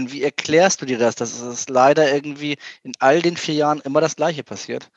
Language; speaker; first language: German; native; German